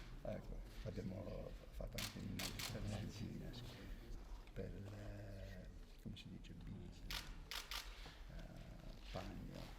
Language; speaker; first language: Italian; non-native, learner; Slovenian